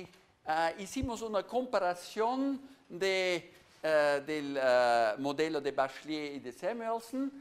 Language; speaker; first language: Spanish; non-native, fluent; German